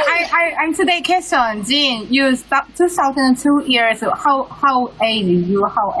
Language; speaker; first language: English; non-native, learner; Korean